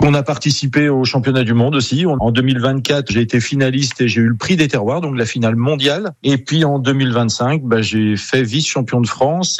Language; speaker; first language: French; native; French